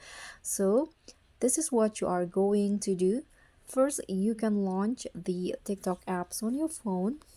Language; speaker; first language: English; non-native, fluent; Indonesian